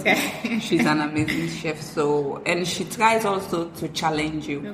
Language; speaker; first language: English; non-native, local second language; Fula